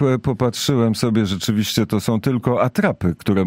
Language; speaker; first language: Polish; native; Polish